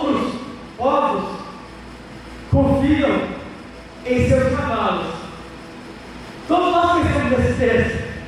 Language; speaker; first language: Portuguese; native; Portuguese